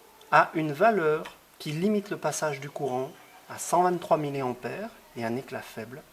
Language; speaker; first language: French; native; French